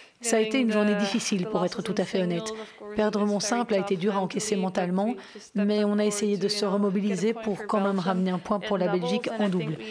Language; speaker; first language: French; native; French